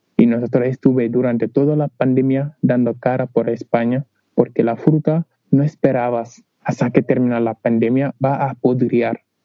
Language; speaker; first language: Spanish; non-native, learner; Wolof